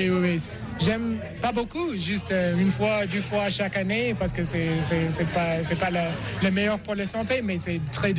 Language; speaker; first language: French; non-native, learner; English